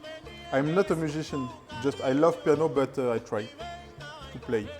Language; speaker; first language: English; non-native, learner; French